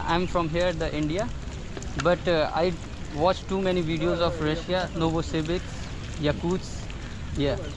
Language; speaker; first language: English; non-native, learner; Hindi